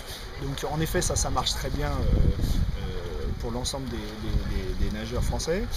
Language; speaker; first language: French; native; French